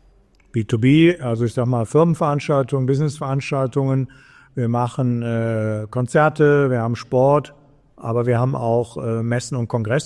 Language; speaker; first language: German; native; German